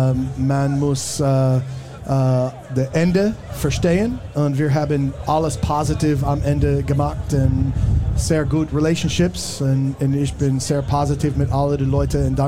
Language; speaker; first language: German; non-native, learner; English